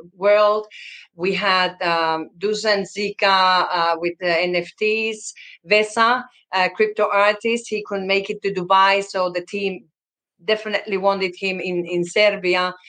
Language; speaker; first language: English; non-native, fluent; Finnish